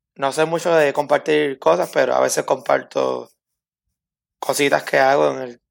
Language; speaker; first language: Spanish; native; Spanish